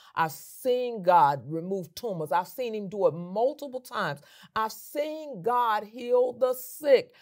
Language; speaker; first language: English; native; English